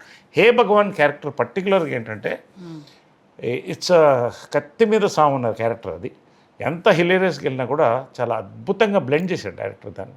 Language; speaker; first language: Telugu; native; Telugu